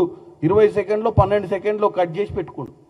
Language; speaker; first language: Telugu; native; Telugu